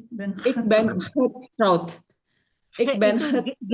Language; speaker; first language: Dutch; non-native, learner; Indonesian